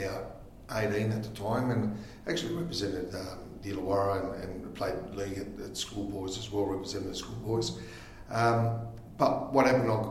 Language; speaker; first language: English; native; English